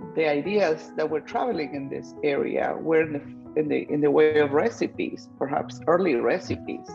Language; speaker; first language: English; non-native, fluent; Spanish